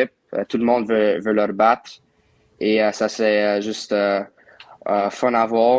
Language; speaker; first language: French; non-native, local second language; English